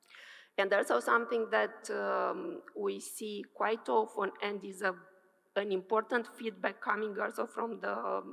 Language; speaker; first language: English; non-native, fluent; Romanian